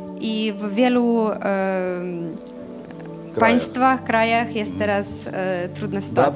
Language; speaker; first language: Polish; non-native, fluent; Russian